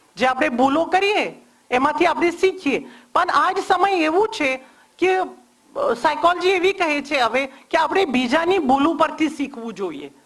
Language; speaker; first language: Gujarati; non-native, local second language; Kashmiri